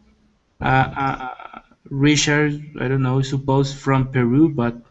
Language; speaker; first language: English; non-native, learner; Spanish